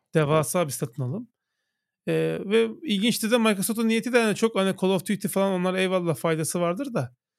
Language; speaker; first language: Turkish; native; Turkish